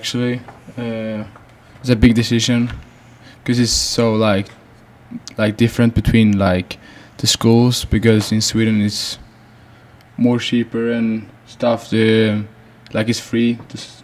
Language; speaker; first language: English; non-native, fluent; Swedish